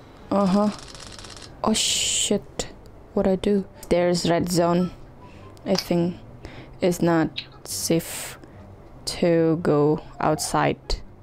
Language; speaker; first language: English; non-native, learner; Indonesian